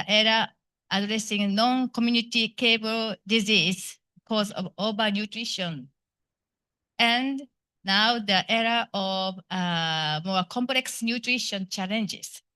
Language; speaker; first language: English; non-native, fluent; Japanese